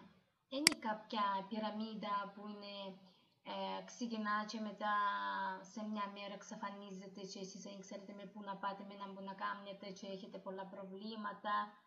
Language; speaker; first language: Greek; non-native, learner; Russian